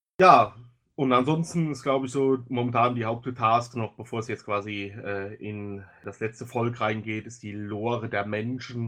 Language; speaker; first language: German; native; German